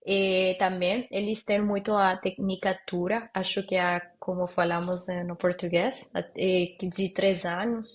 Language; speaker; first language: Portuguese; non-native, learner; Spanish